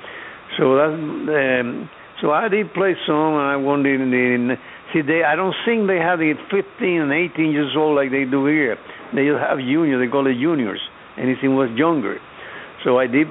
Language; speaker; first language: English; non-native, fluent; Spanish